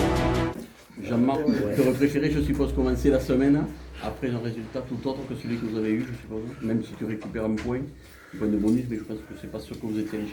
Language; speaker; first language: French; native; French